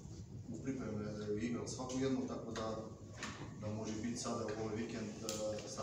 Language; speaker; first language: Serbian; non-native, learner; Bulgarian